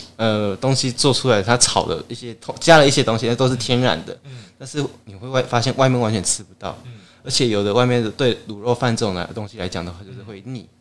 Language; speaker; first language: Chinese; native; Chinese